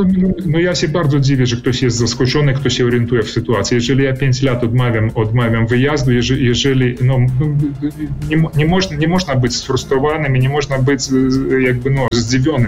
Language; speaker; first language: Polish; early bilingual, heritage; Polish